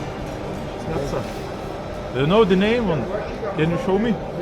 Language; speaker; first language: English; non-native, learner; Lithuanian